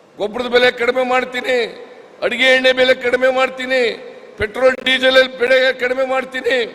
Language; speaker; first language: Kannada; native; Kannada